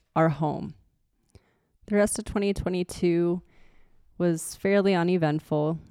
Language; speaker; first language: English; native; English